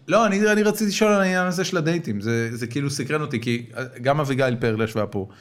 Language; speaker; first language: Hebrew; native; Hebrew